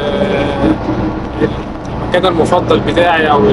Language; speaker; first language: Arabic; native; Arabic